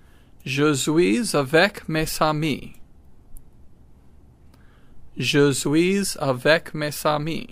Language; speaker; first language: French; non-native, learner; English